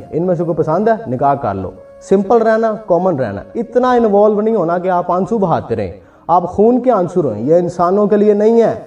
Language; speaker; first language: Urdu; non-native, local second language; Punjabi